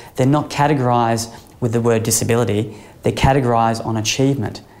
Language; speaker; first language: English; native; English